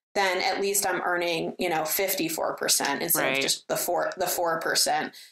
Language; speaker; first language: English; native; English